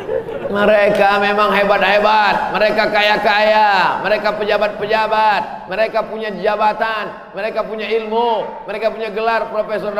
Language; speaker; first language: Malay; native; Malay